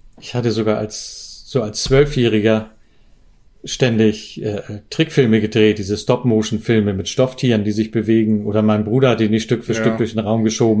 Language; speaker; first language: German; native; German